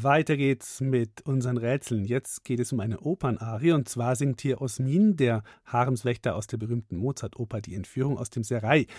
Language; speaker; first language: German; native; German